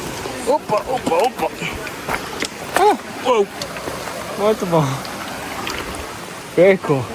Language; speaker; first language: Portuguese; early bilingual, heritage; English